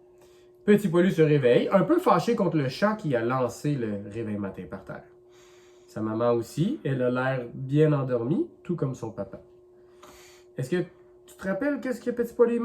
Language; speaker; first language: French; native; French